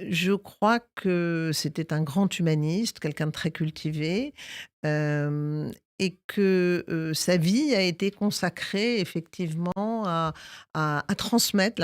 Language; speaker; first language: French; native; French